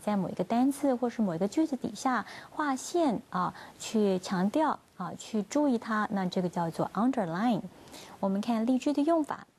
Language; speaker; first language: Chinese; native; Chinese